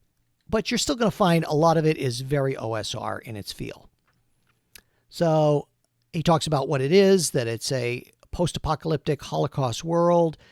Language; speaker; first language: English; native; English